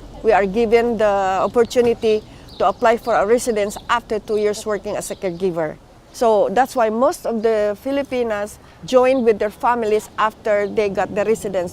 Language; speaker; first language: English; non-native, fluent; Filipino